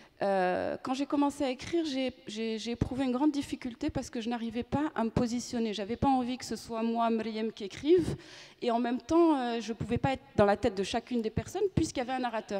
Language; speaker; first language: French; native; French